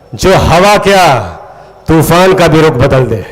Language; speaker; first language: Hindi; non-native, local second language; Marathi